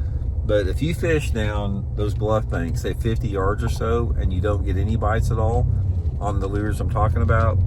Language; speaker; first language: English; native; English